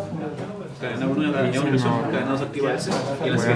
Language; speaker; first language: Spanish; native; Spanish